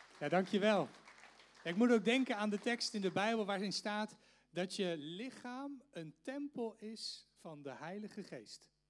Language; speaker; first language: Dutch; native; Dutch